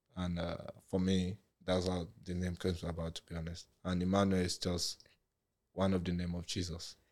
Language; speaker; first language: English; non-native, local second language; Yoruba